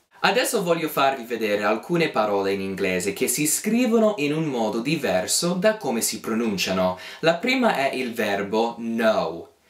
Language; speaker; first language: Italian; non-native, fluent; English